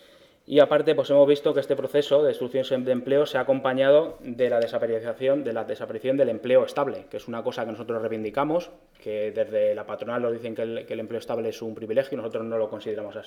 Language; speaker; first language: Spanish; native; Spanish